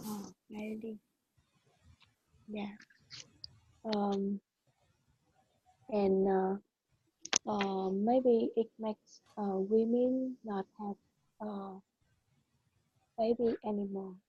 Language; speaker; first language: English; non-native, learner; Vietnamese